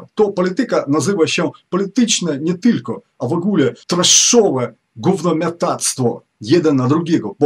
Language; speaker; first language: Polish; non-native, fluent; Ukrainian